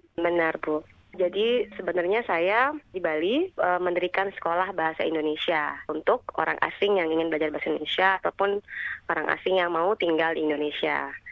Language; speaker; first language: Indonesian; native; Indonesian